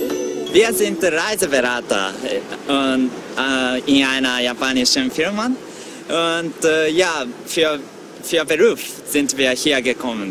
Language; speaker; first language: German; non-native, fluent; Japanese